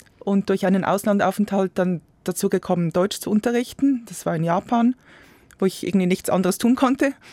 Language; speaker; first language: German; native; German